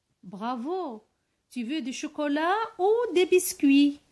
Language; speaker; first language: French; non-native, local second language; Arabic